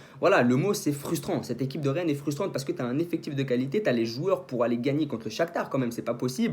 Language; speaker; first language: French; native; French